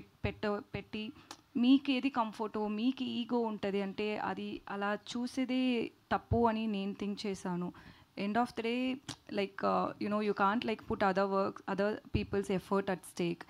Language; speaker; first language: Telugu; non-native, learner; Tamil